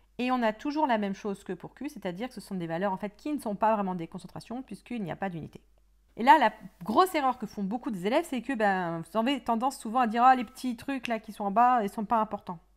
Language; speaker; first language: French; native; French